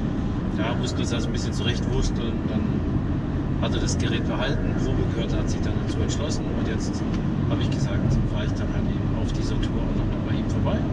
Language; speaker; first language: German; native; German